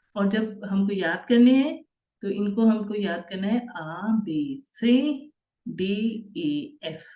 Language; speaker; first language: Hindi; native; Hindi